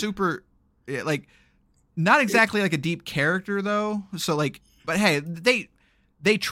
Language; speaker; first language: English; native; English